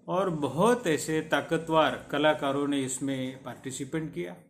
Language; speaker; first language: Hindi; non-native, local second language; Marathi